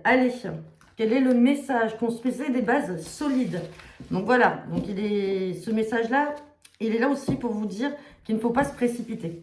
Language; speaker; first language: French; native; French